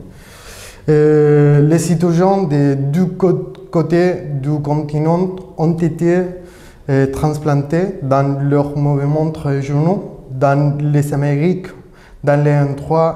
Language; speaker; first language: French; non-native, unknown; Spanish